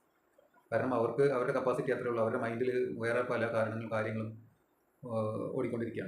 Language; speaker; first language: Malayalam; native; Malayalam